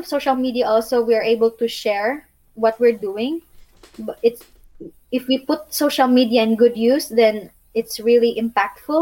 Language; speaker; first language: English; non-native, local second language; Cebuano